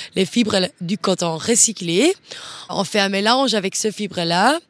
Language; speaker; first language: French; non-native, fluent; Dutch